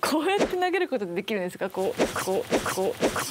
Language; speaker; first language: Japanese; native; Japanese